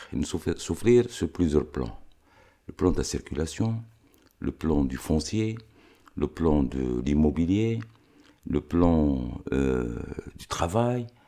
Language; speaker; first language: French; non-native, local second language; Arabic